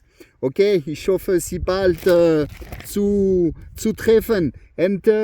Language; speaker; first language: German; non-native, learner; French